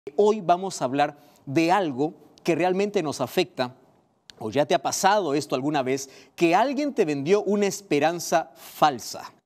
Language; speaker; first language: Spanish; native; Spanish